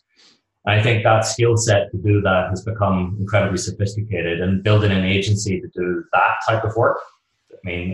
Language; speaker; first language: English; native; English